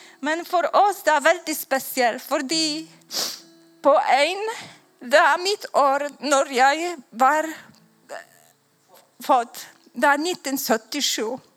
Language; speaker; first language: Swedish; non-native, learner; Polish